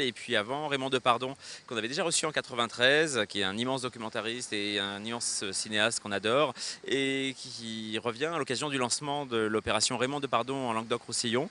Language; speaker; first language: French; native; French